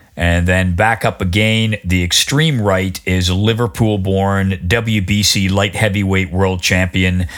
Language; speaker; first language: English; native; English